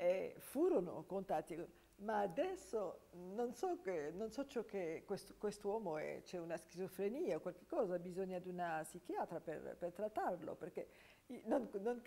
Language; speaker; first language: Italian; non-native, fluent; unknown